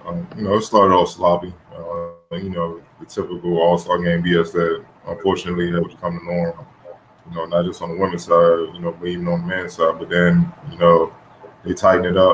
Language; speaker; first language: English; native; English